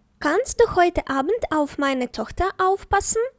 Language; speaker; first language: German; non-native, fluent; Ukrainian